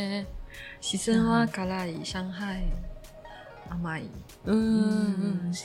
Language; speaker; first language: Japanese; non-native, learner; Chinese